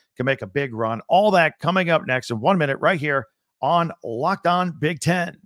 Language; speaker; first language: English; native; English